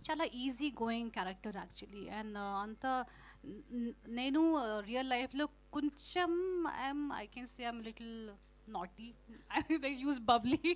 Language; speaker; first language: Telugu; non-native, fluent; Hindi